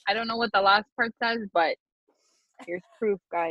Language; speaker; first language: English; native; English